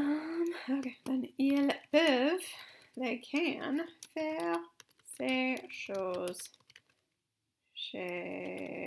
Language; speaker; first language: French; non-native, fluent; English